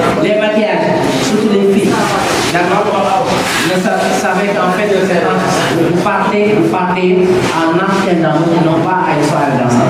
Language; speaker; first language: French; non-native, local second language; Wolof